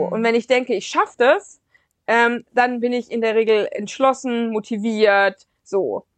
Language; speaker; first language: German; native; German